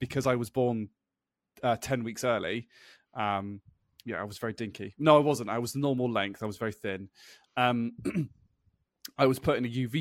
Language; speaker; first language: English; native; English